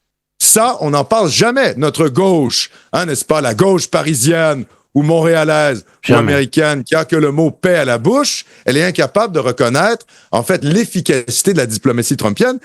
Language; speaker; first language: French; native; French